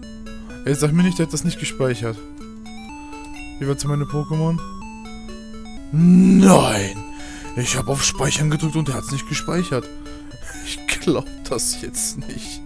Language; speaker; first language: German; native; German